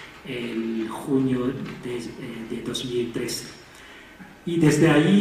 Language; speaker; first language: Spanish; non-native, fluent; Chinese